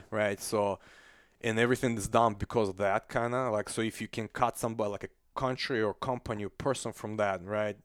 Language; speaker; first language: English; non-native, fluent; Kazakh